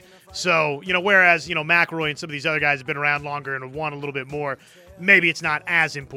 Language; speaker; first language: English; native; English